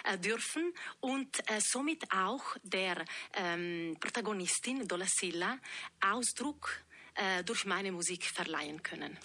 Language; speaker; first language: German; non-native, local second language; Ladin